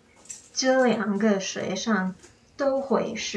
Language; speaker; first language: Chinese; non-native, learner; English